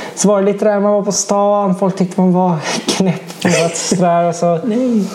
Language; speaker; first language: Swedish; native; Swedish